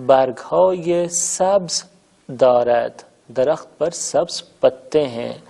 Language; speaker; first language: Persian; non-native, fluent; Urdu